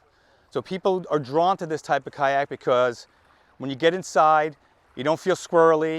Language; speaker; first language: English; native; English